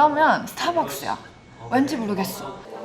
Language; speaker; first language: Korean; non-native, fluent; Chinese